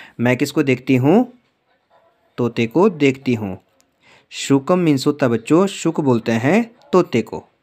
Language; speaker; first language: Hindi; native; Hindi